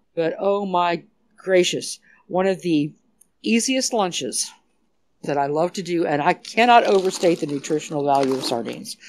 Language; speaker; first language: English; native; English